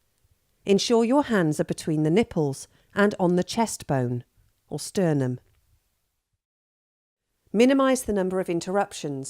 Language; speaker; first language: English; native; English